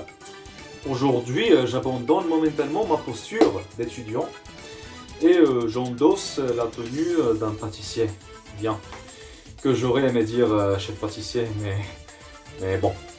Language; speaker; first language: French; non-native, learner; Arabic